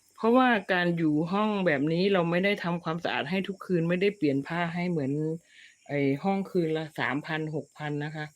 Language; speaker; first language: Thai; native; Thai